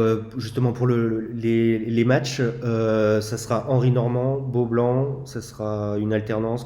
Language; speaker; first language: French; native; French